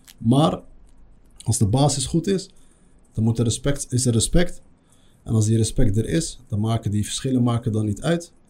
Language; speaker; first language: Dutch; early bilingual, other home language; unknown